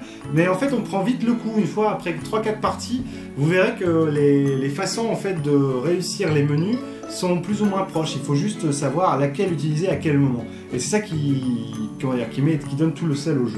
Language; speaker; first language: French; native; French